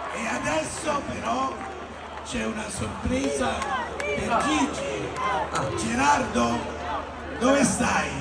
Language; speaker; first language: Italian; native; Italian